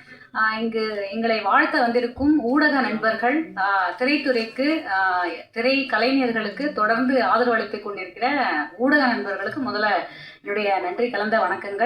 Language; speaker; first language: Tamil; native; Tamil